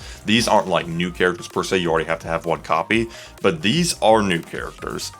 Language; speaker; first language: English; native; English